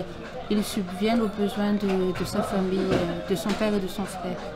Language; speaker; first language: French; non-native, local second language; Malagasy